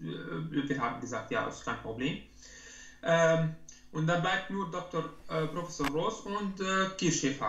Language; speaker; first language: German; non-native, learner; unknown